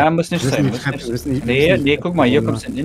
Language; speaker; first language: German; native; German